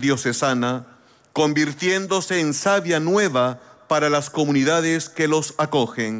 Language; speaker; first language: Spanish; native; Spanish